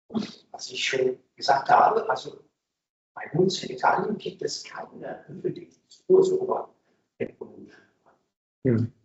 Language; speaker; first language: German; non-native, fluent; Italian